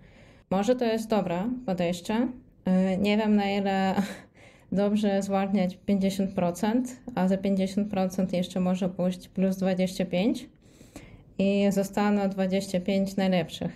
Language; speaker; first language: Polish; non-native, fluent; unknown